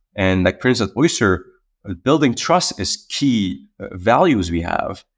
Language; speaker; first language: English; non-native, fluent; Arabic